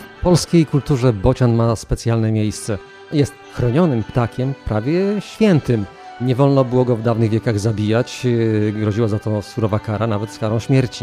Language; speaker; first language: Polish; native; Polish